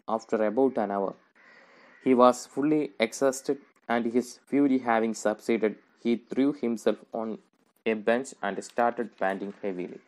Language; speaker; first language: English; non-native, local second language; Malayalam